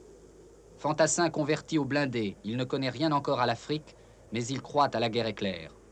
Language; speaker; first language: French; native; French